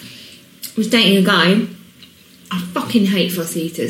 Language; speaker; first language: English; native; English